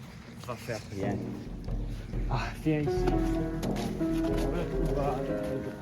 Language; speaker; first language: French; non-native, learner; English